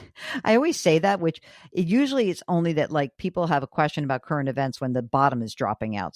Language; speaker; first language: English; native; English